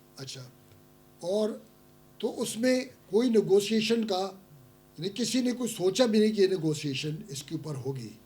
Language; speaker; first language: Urdu; non-native, local second language; Pashto